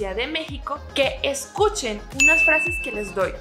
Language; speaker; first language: Spanish; native; Spanish